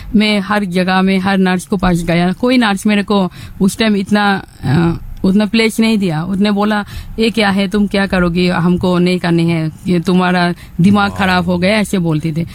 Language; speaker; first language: Hindi; non-native, fluent; Bangla